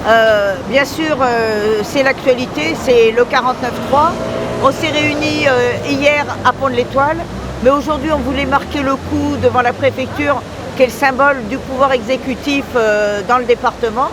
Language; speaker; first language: French; native; French